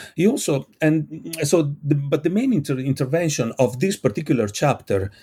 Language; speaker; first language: English; non-native, fluent; Italian